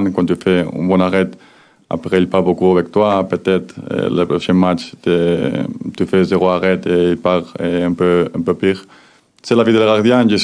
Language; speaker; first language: French; non-native, learner; Spanish